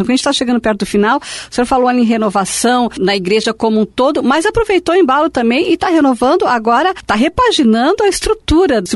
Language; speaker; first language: Portuguese; native; Portuguese